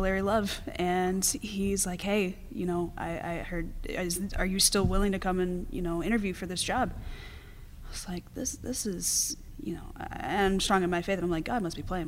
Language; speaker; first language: English; native; English